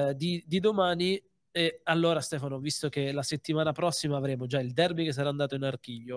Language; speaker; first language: Italian; native; Italian